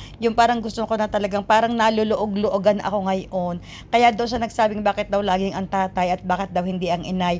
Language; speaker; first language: Filipino; native; Filipino